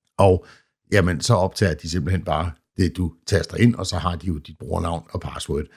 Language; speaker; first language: Danish; native; Danish